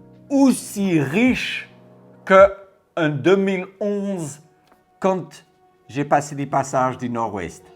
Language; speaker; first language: French; non-native, fluent; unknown